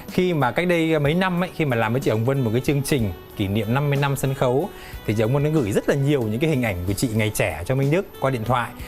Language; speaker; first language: Vietnamese; native; Vietnamese